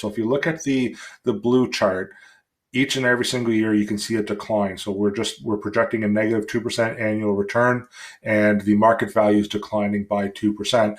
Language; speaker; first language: English; native; English